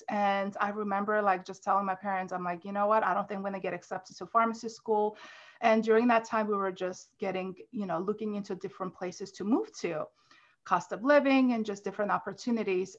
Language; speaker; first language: English; non-native, fluent; Armenian